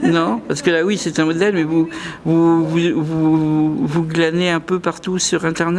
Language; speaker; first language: French; native; French